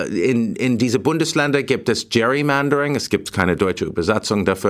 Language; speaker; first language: German; non-native, learner; English